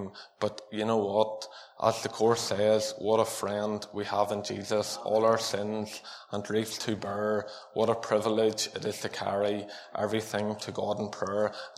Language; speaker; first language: English; native; English